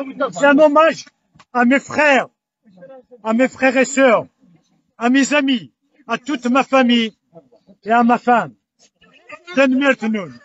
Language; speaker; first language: French; non-native, local second language; Kabyle